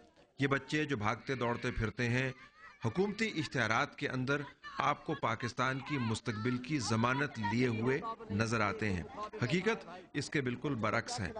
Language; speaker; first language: Urdu; native; Urdu